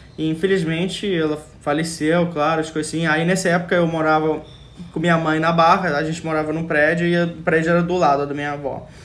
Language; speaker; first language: Portuguese; early bilingual, other home language; English